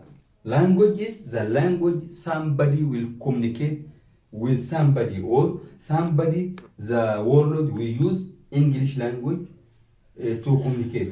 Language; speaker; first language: English; non-native, learner; Oromo